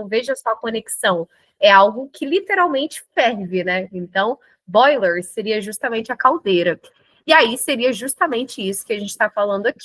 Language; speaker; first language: Portuguese; native; Portuguese